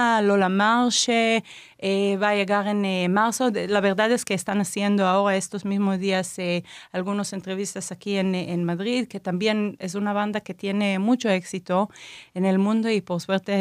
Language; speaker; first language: Spanish; non-native, fluent; Hebrew